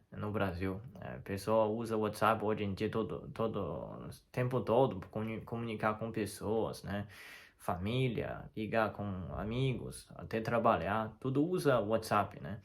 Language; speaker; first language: Portuguese; non-native, fluent; Chinese